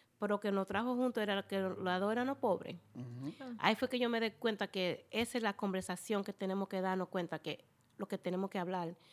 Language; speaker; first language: Spanish; early bilingual, heritage; Spanish